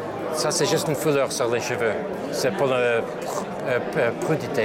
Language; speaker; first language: French; non-native, local second language; English